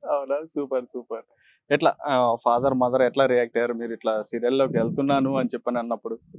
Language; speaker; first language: Telugu; native; Telugu